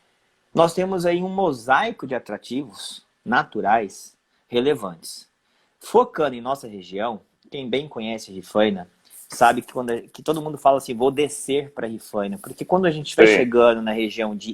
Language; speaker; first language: Portuguese; native; Portuguese